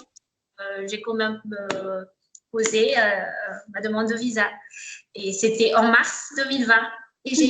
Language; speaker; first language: French; non-native, local second language; Malagasy